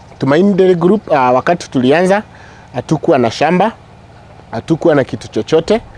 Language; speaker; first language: Swahili; non-native, local second language; Meru